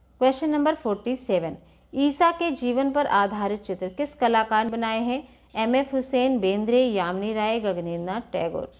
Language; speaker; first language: Hindi; native; Hindi